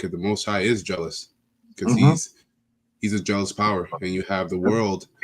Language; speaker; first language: English; native; English